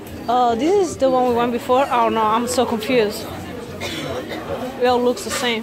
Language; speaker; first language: English; non-native, fluent; Italian